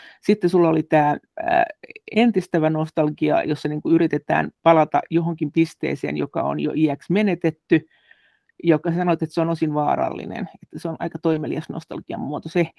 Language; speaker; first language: Finnish; native; Finnish